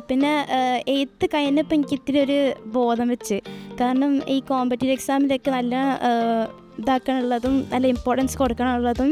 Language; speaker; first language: Malayalam; early bilingual, heritage; Malayalam